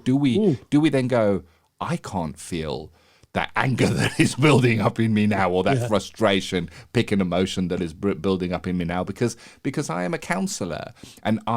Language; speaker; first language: English; native; English